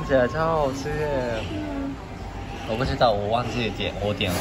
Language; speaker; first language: Chinese; non-native, fluent; Japanese